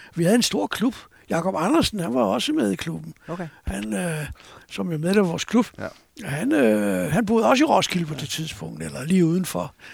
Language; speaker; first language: Danish; native; Danish